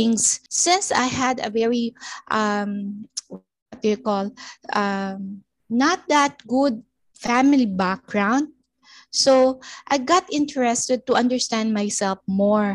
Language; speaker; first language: English; non-native, local second language; Filipino